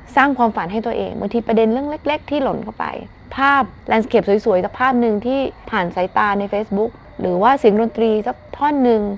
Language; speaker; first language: Thai; native; Thai